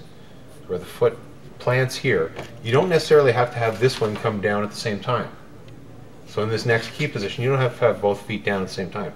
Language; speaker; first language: English; native; English